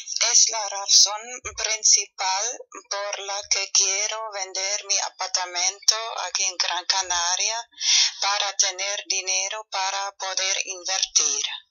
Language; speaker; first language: Spanish; non-native, fluent; German